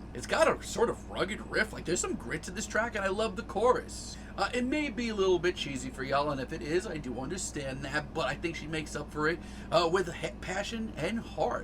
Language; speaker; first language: English; native; English